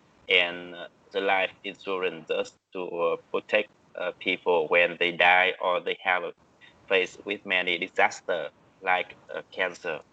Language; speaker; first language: English; non-native, learner; Vietnamese